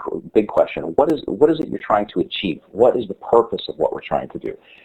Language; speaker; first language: English; native; English